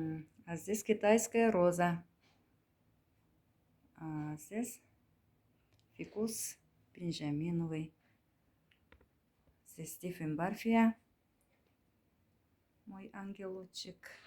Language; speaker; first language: Russian; non-native, learner; Turkmen